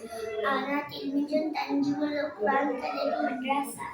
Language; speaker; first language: Arabic; non-native, learner; Bangla